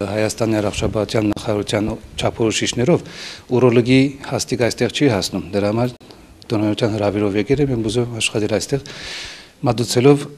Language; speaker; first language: Armenian; early bilingual, heritage; Armenian